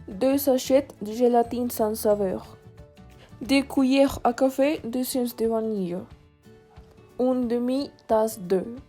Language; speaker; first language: French; non-native, learner; Spanish